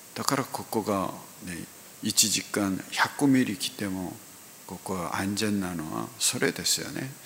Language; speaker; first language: Japanese; non-native, fluent; Korean